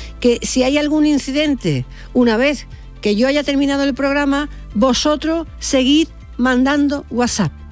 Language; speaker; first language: Spanish; native; Spanish